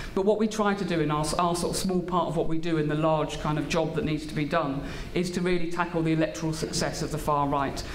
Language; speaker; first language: English; native; English